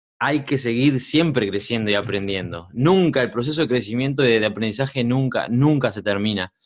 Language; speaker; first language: Spanish; native; Spanish